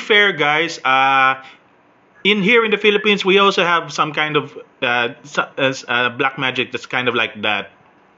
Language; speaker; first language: English; non-native, local second language; Filipino